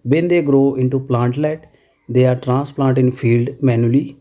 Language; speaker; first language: English; non-native, local second language; Punjabi